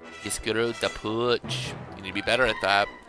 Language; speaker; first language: English; native; English